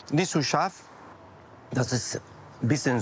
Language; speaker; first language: German; non-native, learner; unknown